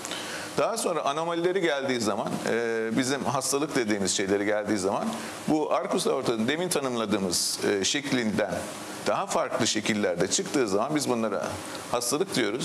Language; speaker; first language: Turkish; native; Turkish